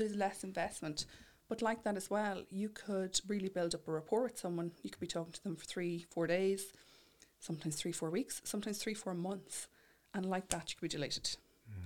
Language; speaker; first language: English; native; English